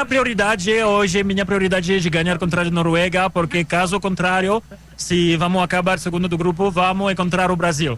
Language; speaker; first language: Portuguese; non-native, learner; French